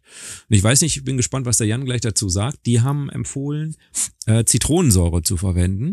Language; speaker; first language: German; native; German